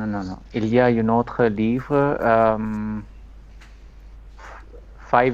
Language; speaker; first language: French; non-native, learner; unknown